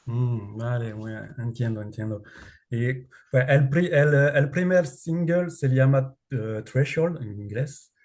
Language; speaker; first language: Spanish; non-native, learner; French